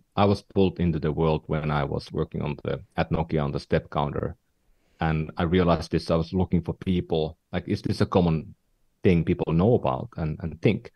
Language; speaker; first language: English; non-native, fluent; Finnish